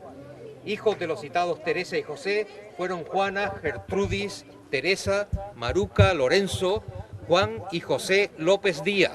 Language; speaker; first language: Spanish; native; Spanish